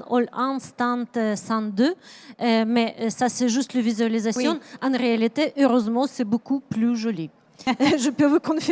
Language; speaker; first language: French; non-native, learner; Ukrainian